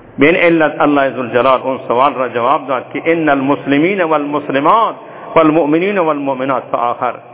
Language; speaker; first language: Persian; non-native, local second language; Turkmen